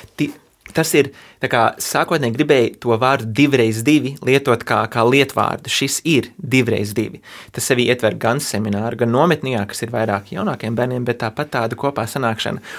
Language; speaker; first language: Latvian; early bilingual, heritage; Latvian